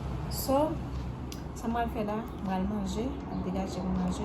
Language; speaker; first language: French; non-native, learner; Haitian Creole